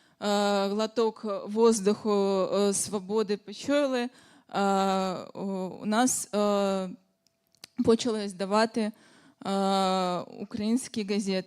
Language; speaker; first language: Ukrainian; non-native, fluent; Russian